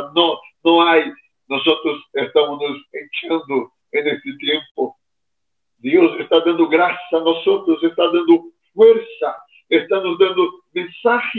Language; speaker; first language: Spanish; non-native, fluent; Portuguese